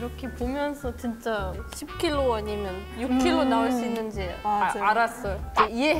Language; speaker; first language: Korean; non-native, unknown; German